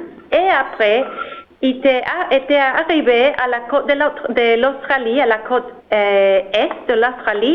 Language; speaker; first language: French; non-native, learner; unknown